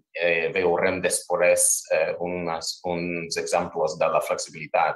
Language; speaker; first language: Catalan; non-native, fluent; English